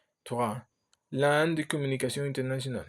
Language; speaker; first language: French; non-native, learner; Spanish